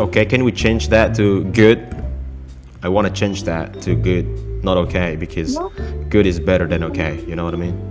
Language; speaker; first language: English; non-native, fluent; Indonesian